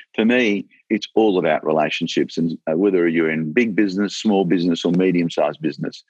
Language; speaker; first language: English; native; English